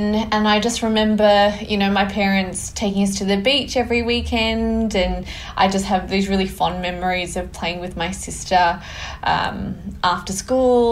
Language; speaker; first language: English; native; English